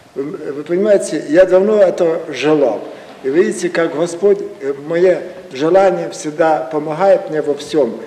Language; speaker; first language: Russian; non-native, local second language; Ukrainian